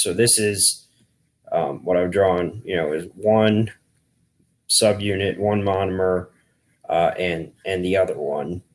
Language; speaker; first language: English; native; English